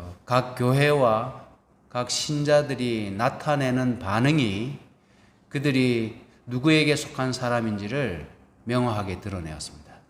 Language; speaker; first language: Korean; native; Korean